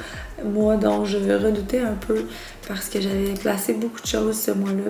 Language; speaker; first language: French; native; French